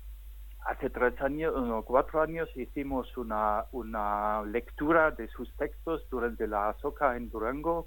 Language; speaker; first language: Spanish; non-native, fluent; German